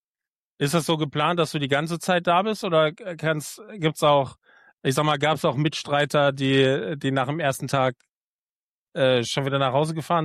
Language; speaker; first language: German; native; German